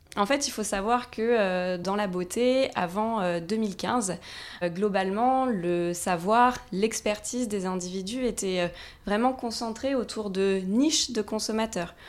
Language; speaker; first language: French; native; French